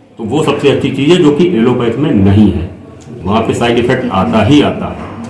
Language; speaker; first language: Hindi; native; Hindi